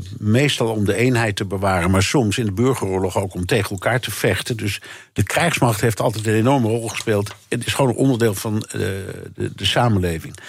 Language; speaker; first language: Dutch; native; Dutch